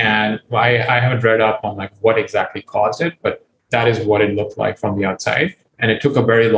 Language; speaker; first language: English; non-native, local second language; Urdu